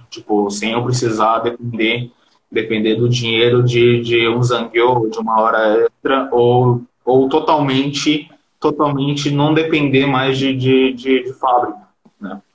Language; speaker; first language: Portuguese; early bilingual, heritage; Portuguese